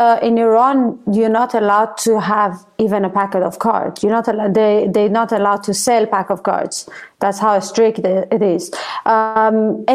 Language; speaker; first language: English; non-native, fluent; Persian